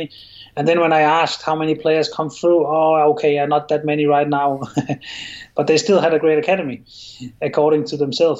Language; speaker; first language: English; non-native, fluent; Danish